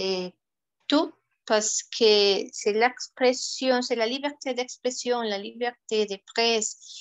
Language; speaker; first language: French; non-native, fluent; Spanish